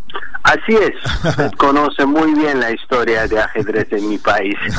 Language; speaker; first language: Spanish; non-native, learner; Azerbaijani